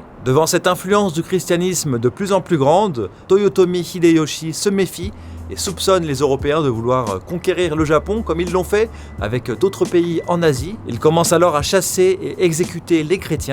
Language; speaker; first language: French; native; French